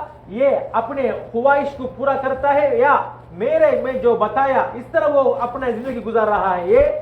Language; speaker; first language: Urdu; non-native, fluent; Tamil